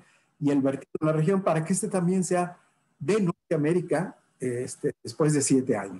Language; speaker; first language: Spanish; native; Spanish